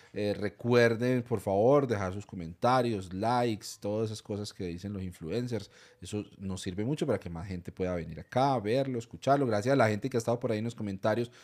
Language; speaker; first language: Spanish; native; Spanish